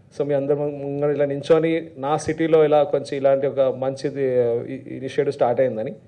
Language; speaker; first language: Telugu; non-native, local second language; Malayalam